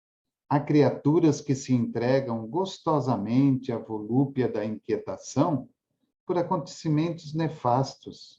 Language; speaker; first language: Portuguese; native; Portuguese